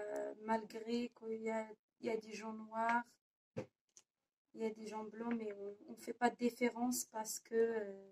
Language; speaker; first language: French; non-native, learner; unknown